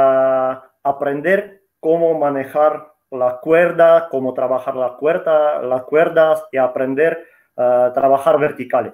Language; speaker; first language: Spanish; non-native, fluent; Russian